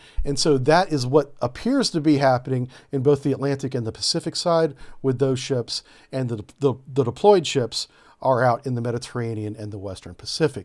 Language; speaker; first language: English; native; English